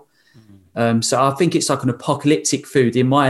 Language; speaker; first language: English; native; English